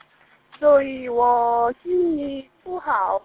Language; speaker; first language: Chinese; non-native, learner; Korean